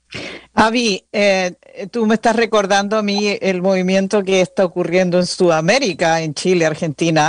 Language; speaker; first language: Spanish; native; Spanish